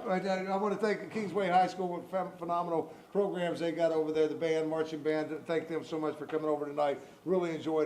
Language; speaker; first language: English; native; English